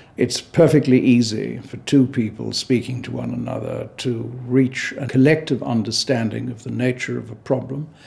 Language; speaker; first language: English; native; English